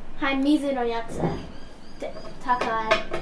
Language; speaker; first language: Japanese; non-native, learner; English